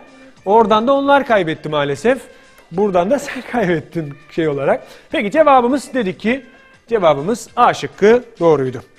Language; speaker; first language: Turkish; native; Turkish